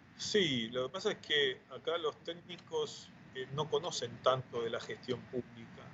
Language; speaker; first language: Spanish; native; Spanish